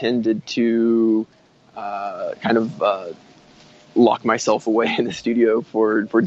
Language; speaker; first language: English; native; English